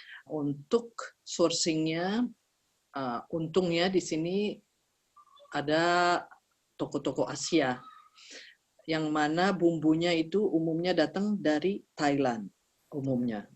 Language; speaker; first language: Indonesian; early bilingual, heritage; Indonesian